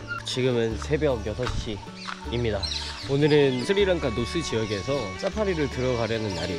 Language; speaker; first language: Korean; native; Korean